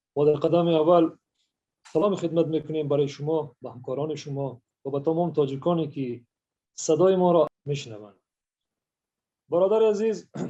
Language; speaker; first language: Tajik; early bilingual, heritage; Persian